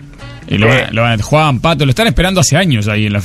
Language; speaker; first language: Spanish; native; Spanish